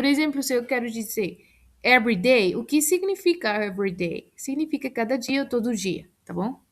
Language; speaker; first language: Portuguese; non-native, fluent; Spanish